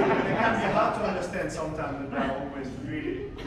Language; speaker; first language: English; non-native, fluent; French